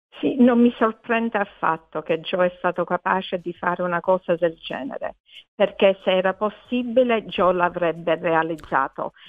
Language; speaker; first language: Italian; early bilingual, heritage; Italian